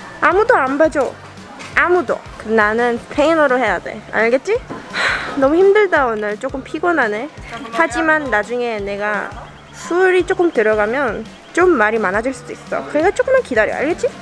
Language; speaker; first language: Korean; early bilingual, heritage; Korean